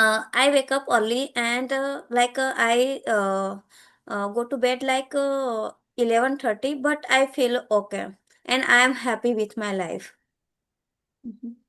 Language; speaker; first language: English; non-native, learner; Gujarati